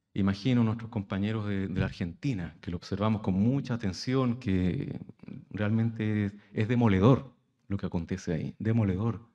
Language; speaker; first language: Spanish; native; Spanish